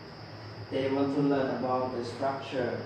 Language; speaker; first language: English; non-native, learner; Lao